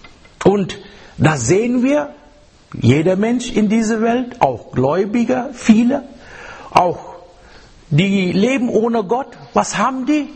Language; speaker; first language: German; non-native, fluent; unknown